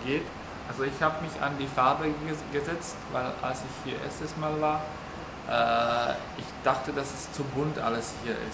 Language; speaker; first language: German; non-native, fluent; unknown